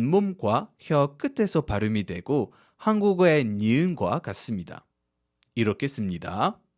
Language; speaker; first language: Korean; non-native, fluent; French